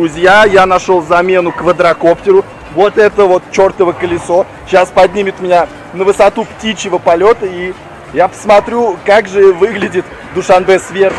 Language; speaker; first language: Russian; native; Russian